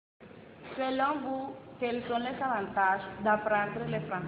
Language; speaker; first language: French; non-native, learner; Spanish